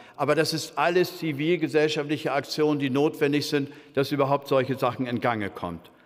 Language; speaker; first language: German; native; German